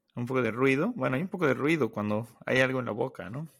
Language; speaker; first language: Spanish; native; Spanish